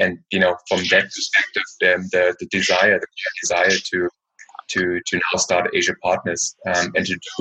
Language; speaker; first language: English; non-native, fluent; German